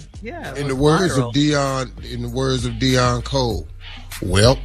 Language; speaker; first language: English; native; English